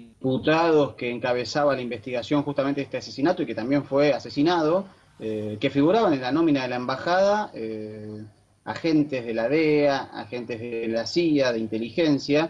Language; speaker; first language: Spanish; native; Spanish